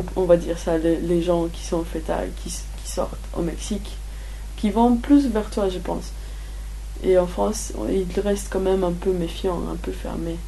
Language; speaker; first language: French; non-native, fluent; Spanish